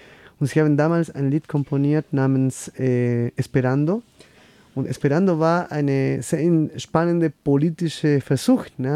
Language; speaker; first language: German; non-native, fluent; Spanish